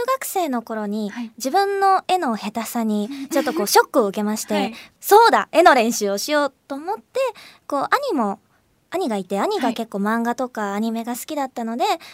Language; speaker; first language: Japanese; native; Japanese